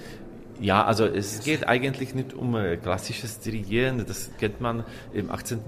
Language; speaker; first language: German; non-native, fluent; Czech